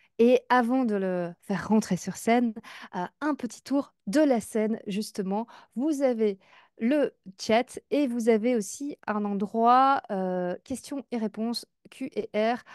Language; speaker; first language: French; native; French